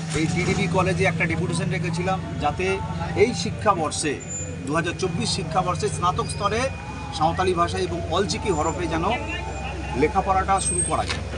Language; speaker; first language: Bangla; non-native, local second language; Santali